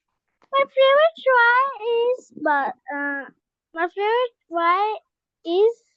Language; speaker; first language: English; non-native, learner; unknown